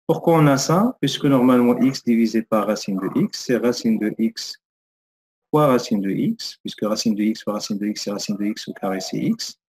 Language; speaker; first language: French; non-native, local second language; Arabic